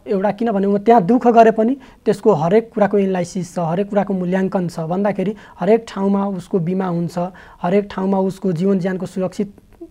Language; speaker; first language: Nepali; non-native, local second language; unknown